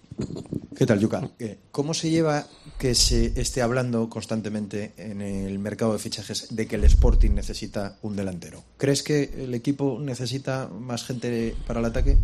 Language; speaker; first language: Spanish; native; Spanish